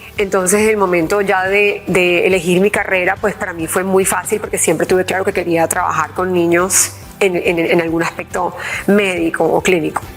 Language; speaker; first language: Spanish; early bilingual, heritage; English